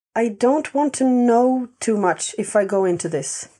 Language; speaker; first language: English; non-native, fluent; Swedish